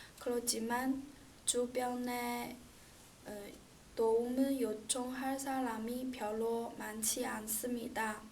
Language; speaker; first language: Korean; non-native, learner; Chinese